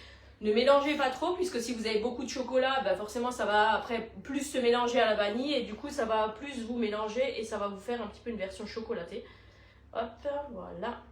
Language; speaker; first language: French; native; French